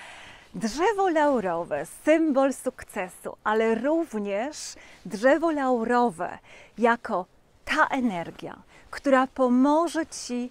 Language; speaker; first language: Polish; native; Polish